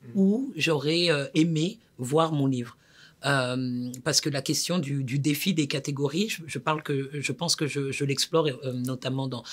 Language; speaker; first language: French; native; French